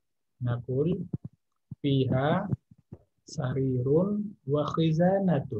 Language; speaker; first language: Arabic; non-native, fluent; Indonesian